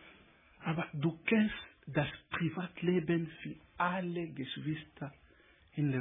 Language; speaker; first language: German; non-native, learner; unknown